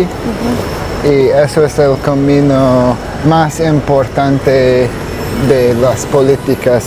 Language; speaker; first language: Spanish; non-native, learner; English